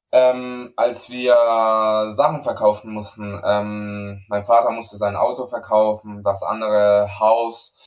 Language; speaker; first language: German; non-native, fluent; Spanish